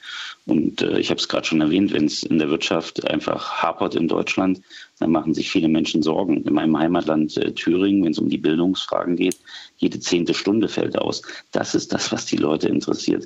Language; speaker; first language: German; native; German